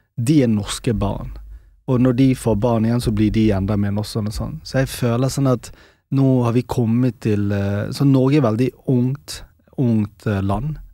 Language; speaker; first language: Norwegian; early bilingual, other home language; Urdu